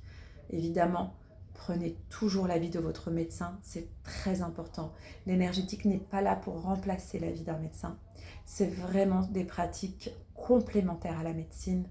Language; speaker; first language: French; native; French